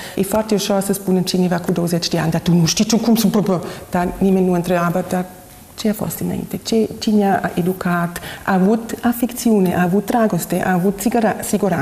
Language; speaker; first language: Romanian; non-native, fluent; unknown